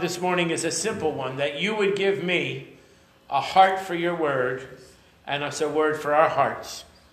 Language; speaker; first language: English; native; English